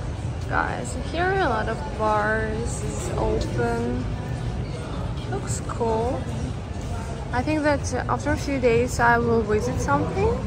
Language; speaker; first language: English; non-native, learner; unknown